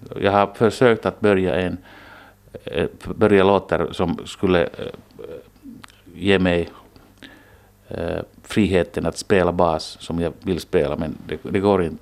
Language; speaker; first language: Swedish; non-native, local second language; Finnish